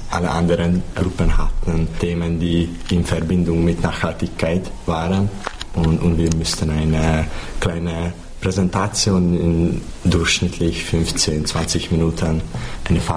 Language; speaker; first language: German; non-native, fluent; Hungarian